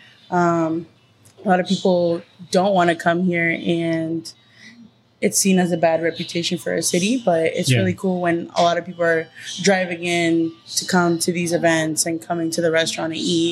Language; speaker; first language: English; native; English